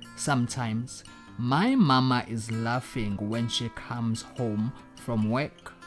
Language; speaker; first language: English; non-native, local second language; Zulu